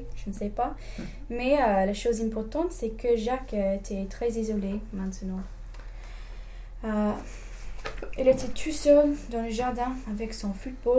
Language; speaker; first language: French; non-native, learner; English